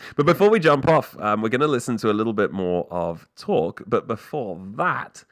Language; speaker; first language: English; native; English